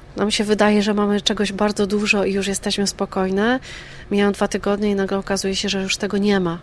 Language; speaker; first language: Polish; native; Polish